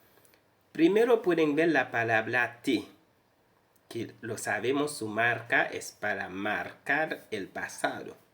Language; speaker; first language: Spanish; non-native, fluent; Haitian Creole